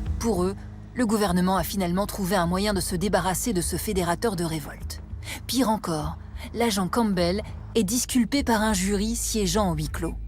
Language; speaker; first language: French; native; French